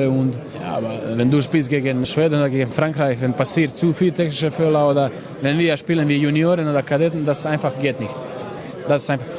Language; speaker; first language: German; non-native, fluent; Croatian